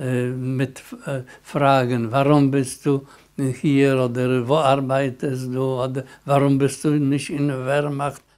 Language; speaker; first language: German; non-native, learner; Polish